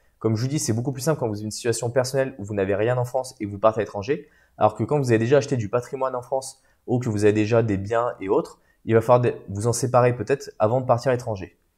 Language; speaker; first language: French; native; French